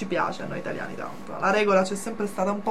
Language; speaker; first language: Italian; native; Italian